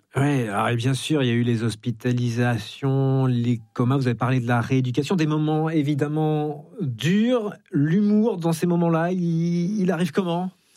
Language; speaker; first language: French; native; French